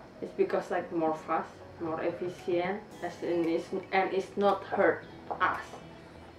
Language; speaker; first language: English; non-native, learner; Indonesian